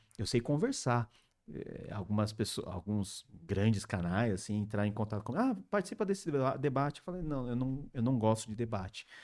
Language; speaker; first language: Portuguese; early bilingual, other home language; Korean